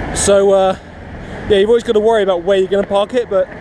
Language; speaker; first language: English; native; English